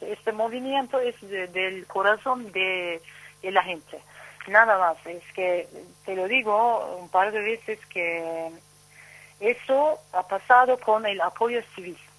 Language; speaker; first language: Spanish; non-native, fluent; Turkish